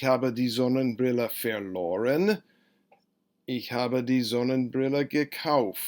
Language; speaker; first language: German; non-native, fluent; English